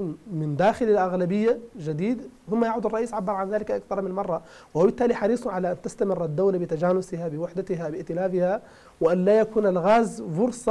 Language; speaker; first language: Arabic; native; Arabic